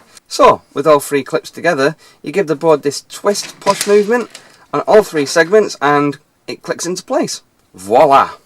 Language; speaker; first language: English; native; English